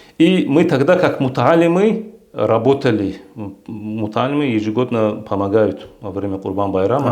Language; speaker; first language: Russian; non-native, local second language; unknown